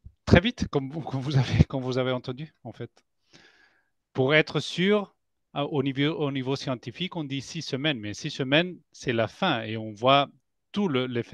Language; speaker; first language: French; non-native, fluent; Spanish